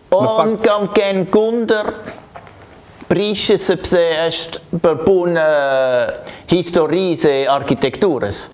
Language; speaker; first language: Albanian; non-native, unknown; German